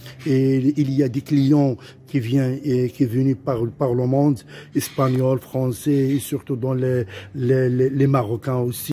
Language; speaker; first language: French; non-native, local second language; Arabic